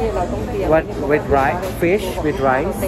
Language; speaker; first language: English; non-native, local second language; Filipino